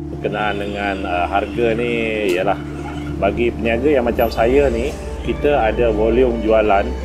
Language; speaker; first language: Malay; native; Malay